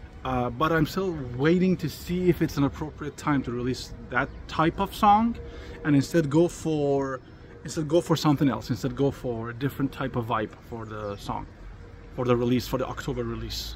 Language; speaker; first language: English; non-native, fluent; Persian